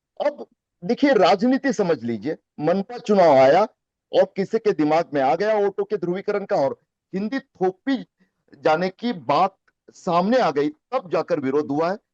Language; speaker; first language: Hindi; non-native, local second language; Marathi